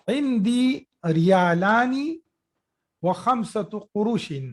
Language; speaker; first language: Arabic; non-native, fluent; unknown